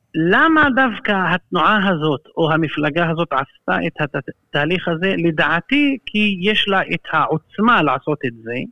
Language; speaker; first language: Hebrew; non-native, local second language; Arabic